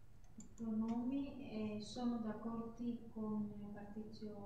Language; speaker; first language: Italian; non-native, learner; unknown